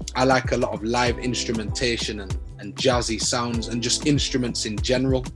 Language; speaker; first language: English; native; English